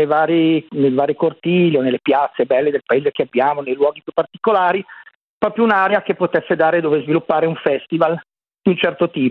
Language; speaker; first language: Italian; native; Italian